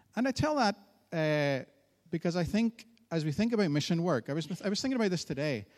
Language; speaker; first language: English; native; English